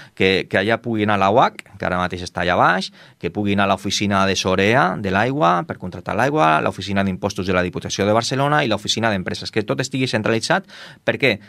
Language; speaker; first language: Catalan; non-native, local second language; Spanish